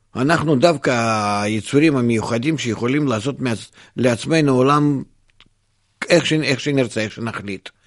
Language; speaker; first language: Hebrew; non-native, fluent; Russian